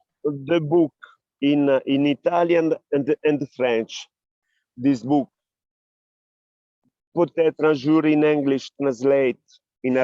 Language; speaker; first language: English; non-native, learner; Italian